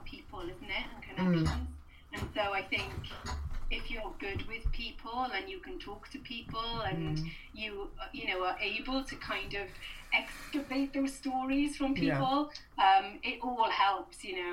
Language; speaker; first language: English; native; English